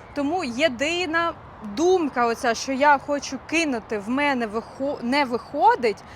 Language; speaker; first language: Ukrainian; non-native, local second language; Russian